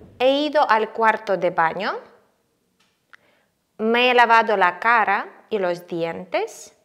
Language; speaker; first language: Spanish; non-native, fluent; Ukrainian